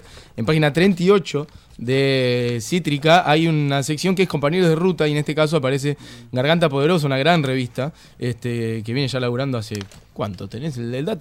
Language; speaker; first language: Spanish; native; Spanish